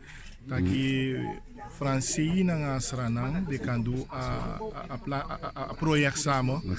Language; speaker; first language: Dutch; non-native, learner; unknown